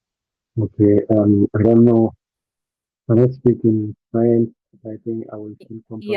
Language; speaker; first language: English; non-native, learner; French